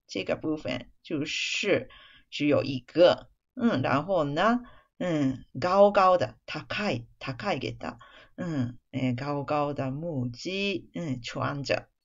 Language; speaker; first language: Chinese; non-native, fluent; Japanese